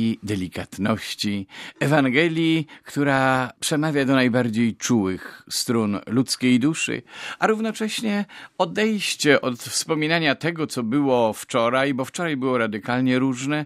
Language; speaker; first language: Polish; native; Polish